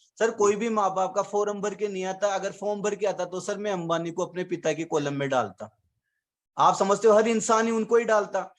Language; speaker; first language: Hindi; native; Hindi